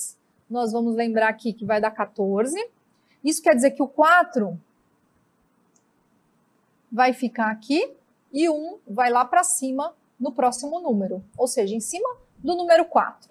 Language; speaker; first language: Portuguese; native; Portuguese